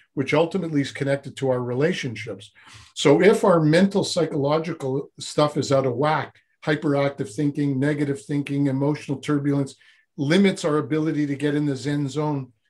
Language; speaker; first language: English; native; English